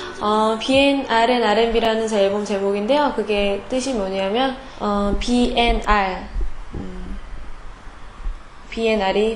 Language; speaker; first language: Korean; native; Korean